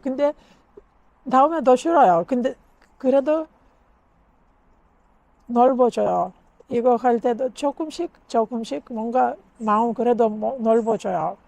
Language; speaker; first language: Korean; non-native, learner; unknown